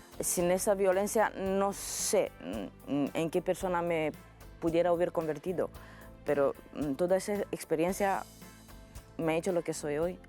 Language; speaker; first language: Spanish; non-native, fluent; Romanian